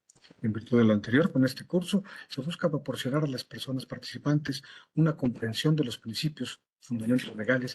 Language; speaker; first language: Spanish; native; Spanish